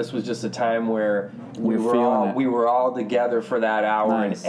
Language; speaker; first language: English; native; English